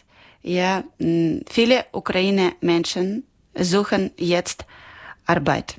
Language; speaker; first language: German; non-native, learner; Ukrainian